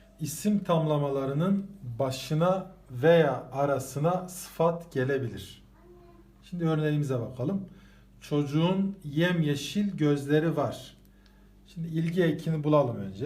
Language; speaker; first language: Turkish; native; Turkish